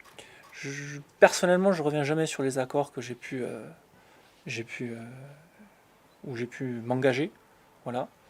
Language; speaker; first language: French; native; French